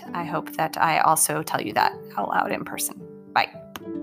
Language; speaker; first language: English; native; English